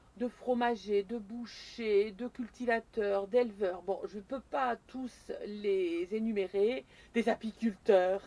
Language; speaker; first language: French; native; French